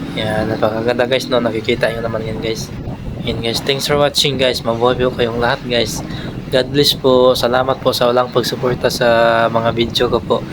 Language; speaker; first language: Filipino; non-native, local second language; Hiligaynon